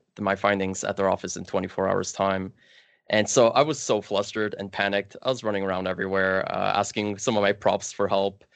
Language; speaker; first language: English; early bilingual, other home language; Polish